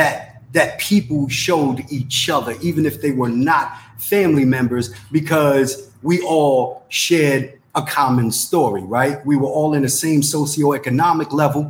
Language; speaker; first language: English; native; English